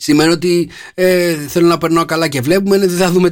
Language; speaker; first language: Greek; native; Greek